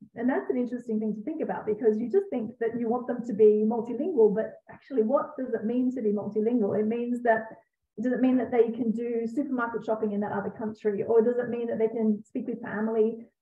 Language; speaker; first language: English; native; English